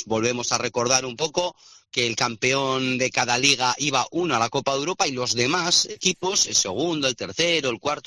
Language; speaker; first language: Spanish; native; Spanish